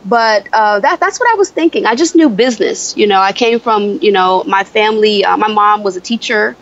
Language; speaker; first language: English; native; English